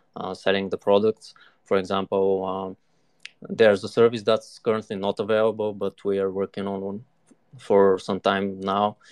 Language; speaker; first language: English; non-native, fluent; Bulgarian